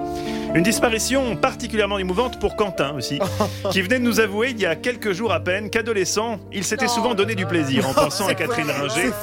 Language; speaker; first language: French; native; French